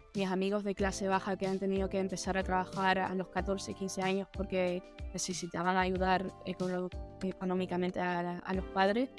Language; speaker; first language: Spanish; early bilingual, heritage; Spanish